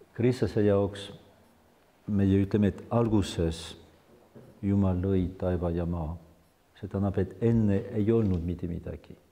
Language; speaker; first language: Estonian; non-native, fluent; French